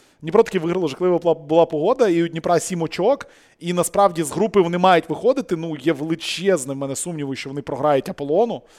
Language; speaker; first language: Ukrainian; native; Ukrainian